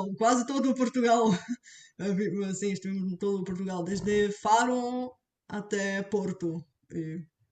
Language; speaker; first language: Portuguese; non-native, learner; Bulgarian